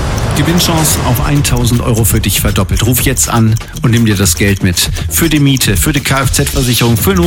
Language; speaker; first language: German; native; German